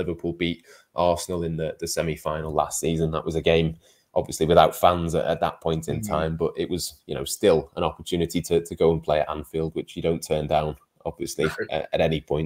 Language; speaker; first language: English; native; English